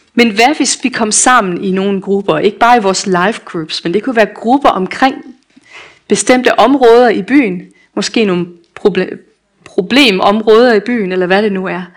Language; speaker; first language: Danish; native; Danish